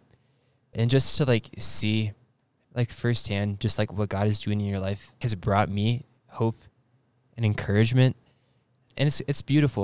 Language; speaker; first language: English; native; English